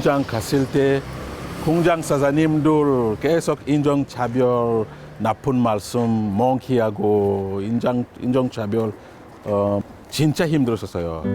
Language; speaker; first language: Korean; non-native, learner; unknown